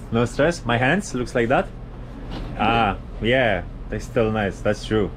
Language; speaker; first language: English; non-native, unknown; Polish